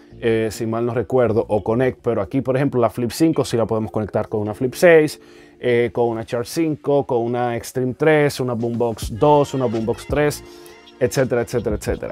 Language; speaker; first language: Spanish; native; Spanish